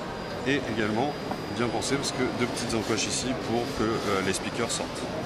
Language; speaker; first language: French; native; French